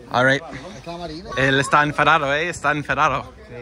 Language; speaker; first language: Spanish; non-native, fluent; English